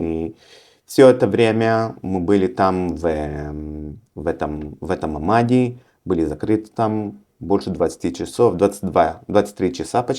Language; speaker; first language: Russian; early bilingual, heritage; Russian